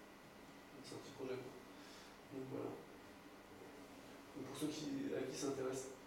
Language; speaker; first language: French; native; French